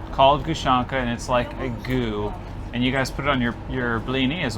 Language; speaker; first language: English; native; English